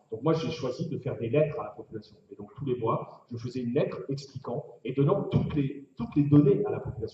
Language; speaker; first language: French; native; French